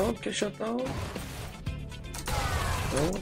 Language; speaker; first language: English; non-native, learner; Korean